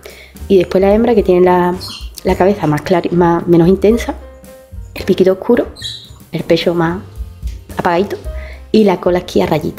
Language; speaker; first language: Spanish; native; Spanish